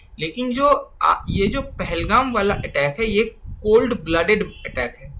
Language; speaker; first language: Hindi; non-native, local second language; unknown